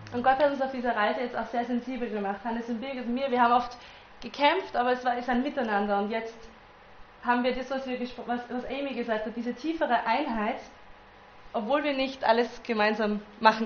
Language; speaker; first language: German; native; German